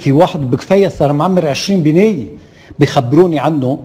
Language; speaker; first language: Arabic; native; Arabic